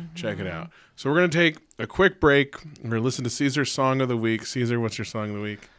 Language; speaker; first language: English; native; English